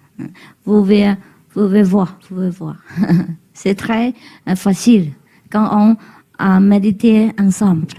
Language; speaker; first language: French; non-native, learner; Vietnamese